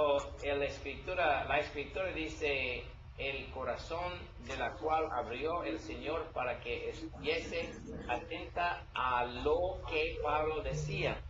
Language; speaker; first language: Spanish; non-native, learner; English